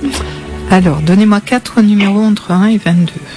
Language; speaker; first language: French; native; French